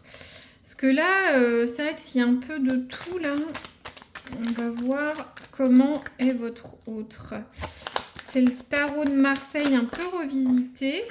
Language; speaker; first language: French; native; French